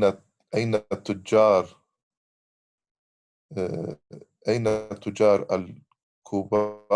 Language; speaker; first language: Arabic; non-native, learner; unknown